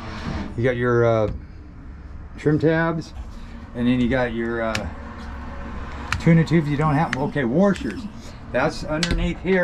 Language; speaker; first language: English; native; English